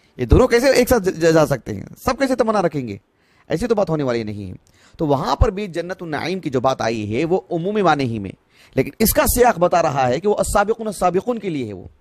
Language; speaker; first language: Urdu; native; Urdu